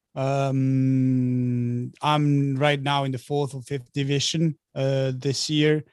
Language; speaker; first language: English; non-native, fluent; Spanish